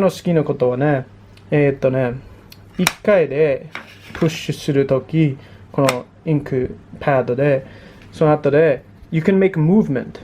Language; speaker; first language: Japanese; non-native, learner; English